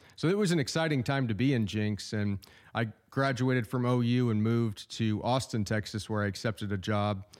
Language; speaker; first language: English; native; English